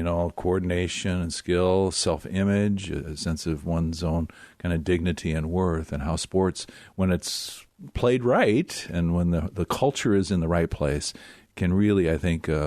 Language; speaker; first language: English; native; English